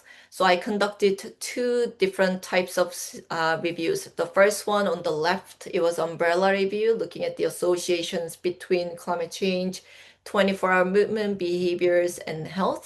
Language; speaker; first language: English; non-native, fluent; Korean